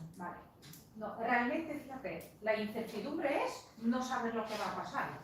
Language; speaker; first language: Spanish; non-native, fluent; Polish